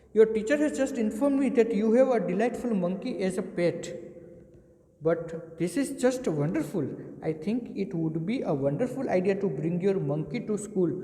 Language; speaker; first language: English; non-native, local second language; Gujarati